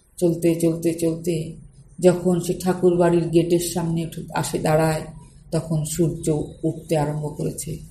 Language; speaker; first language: Bangla; native; Bangla